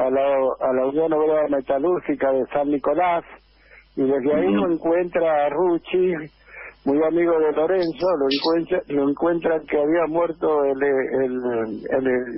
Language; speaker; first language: Spanish; native; Spanish